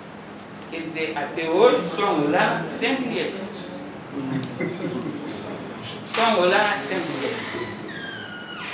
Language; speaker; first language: Portuguese; non-native, local second language; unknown